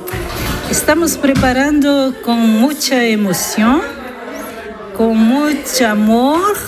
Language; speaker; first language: Spanish; non-native, learner; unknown